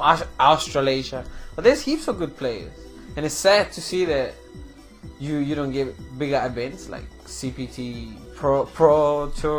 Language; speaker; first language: English; non-native, fluent; Spanish